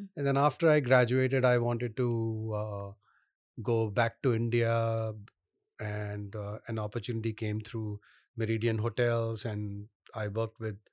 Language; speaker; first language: English; non-native, local second language; Hindi